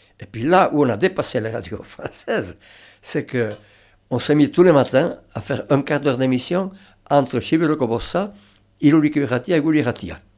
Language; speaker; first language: French; non-native, local second language; Basque